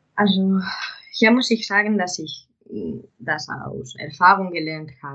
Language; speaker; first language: German; non-native, fluent; Spanish